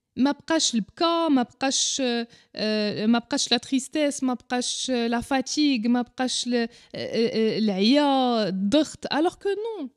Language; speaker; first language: French; non-native, local second language; Arabic